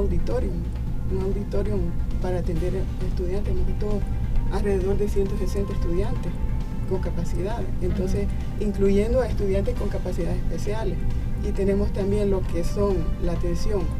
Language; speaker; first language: Spanish; native; Spanish